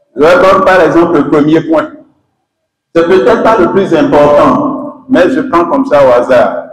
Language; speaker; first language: French; non-native, local second language; Yoruba